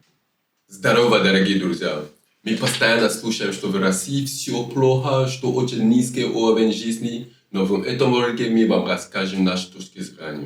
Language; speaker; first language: Russian; non-native, fluent; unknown